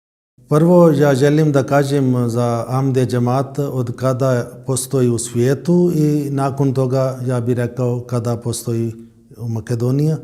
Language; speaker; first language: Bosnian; non-native, learner; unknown